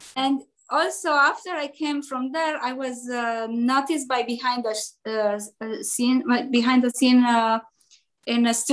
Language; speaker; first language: English; non-native, learner; Romanian